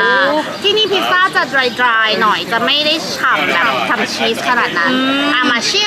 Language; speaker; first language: Thai; native; Thai